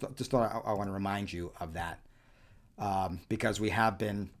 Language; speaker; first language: English; early bilingual, other home language; Spanish